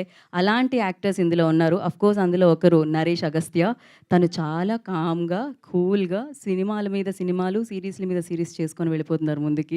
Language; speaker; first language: Telugu; native; Telugu